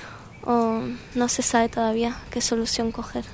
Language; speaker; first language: Spanish; early bilingual, heritage; Spanish